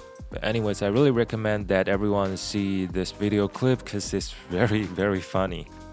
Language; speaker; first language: English; non-native, fluent; Chinese